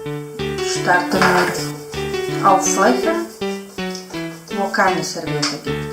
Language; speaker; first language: German; non-native, learner; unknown